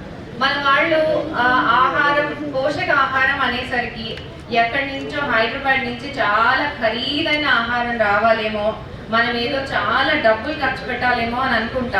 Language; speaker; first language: Telugu; native; Telugu